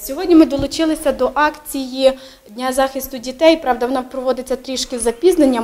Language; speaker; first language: Ukrainian; native; Ukrainian